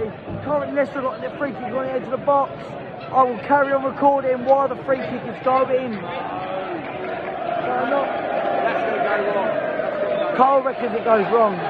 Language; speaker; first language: English; native; English